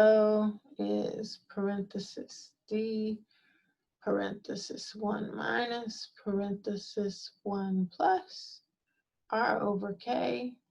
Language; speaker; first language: English; native; English